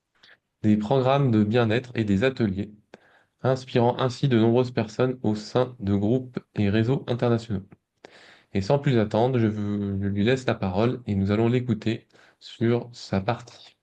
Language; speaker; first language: French; native; French